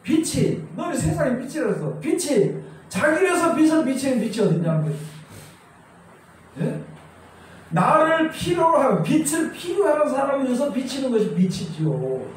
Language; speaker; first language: Korean; native; Korean